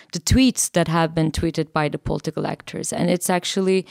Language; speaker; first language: English; non-native, fluent; Turkish